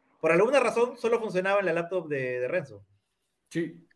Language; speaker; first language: Spanish; native; Spanish